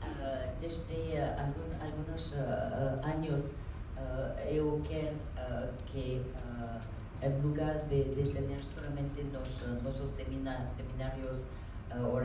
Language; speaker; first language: Portuguese; non-native, learner; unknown